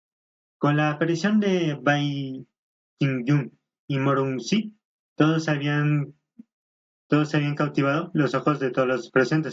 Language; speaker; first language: Spanish; native; Spanish